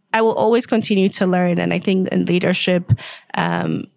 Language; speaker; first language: English; non-native, fluent; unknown